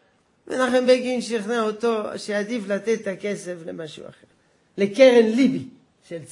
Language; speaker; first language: Hebrew; non-native, fluent; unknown